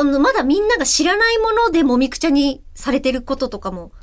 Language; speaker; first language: Japanese; native; Japanese